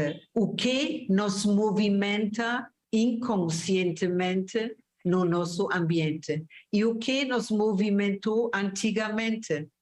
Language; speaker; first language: Portuguese; non-native, fluent; German